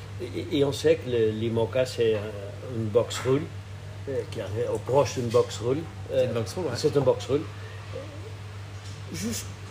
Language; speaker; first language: French; non-native, fluent; Portuguese